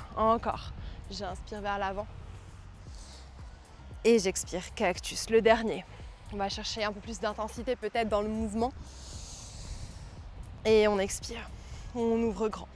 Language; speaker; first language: French; native; French